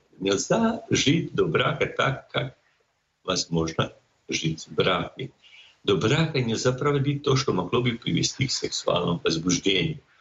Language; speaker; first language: Russian; non-native, fluent; Croatian